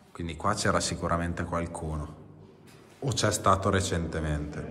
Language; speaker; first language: Italian; native; Italian